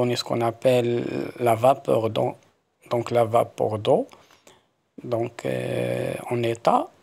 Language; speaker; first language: French; non-native, local second language; Arabic